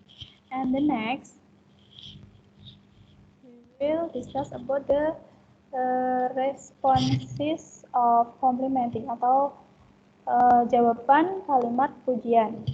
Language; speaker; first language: English; non-native, fluent; Indonesian